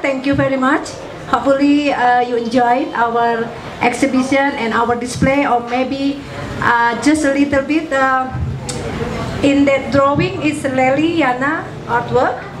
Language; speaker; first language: English; non-native, learner; Indonesian